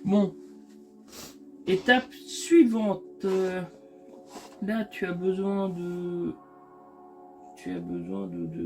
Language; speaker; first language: French; native; French